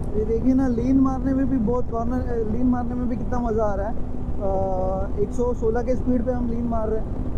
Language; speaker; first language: Hindi; non-native, local second language; Marathi